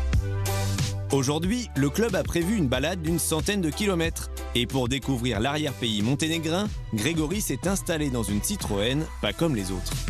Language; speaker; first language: French; native; French